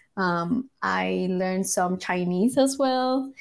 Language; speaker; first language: English; early bilingual, other home language; Spanish